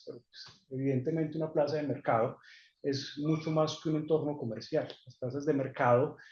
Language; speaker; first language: Spanish; native; Spanish